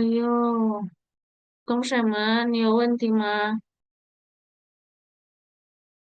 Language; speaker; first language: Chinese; non-native, fluent; Indonesian